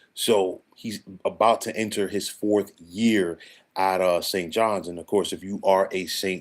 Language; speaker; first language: English; native; English